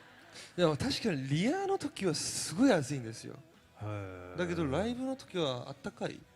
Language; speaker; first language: Japanese; non-native, fluent; Korean